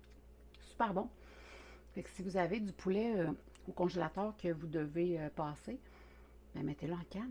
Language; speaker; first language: French; native; French